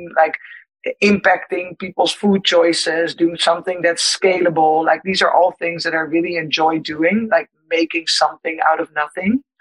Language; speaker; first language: English; non-native, fluent; Dutch